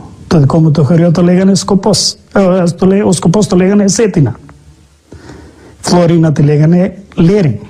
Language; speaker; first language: Greek; non-native, local second language; Macedonian